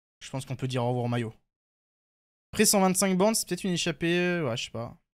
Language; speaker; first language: French; native; French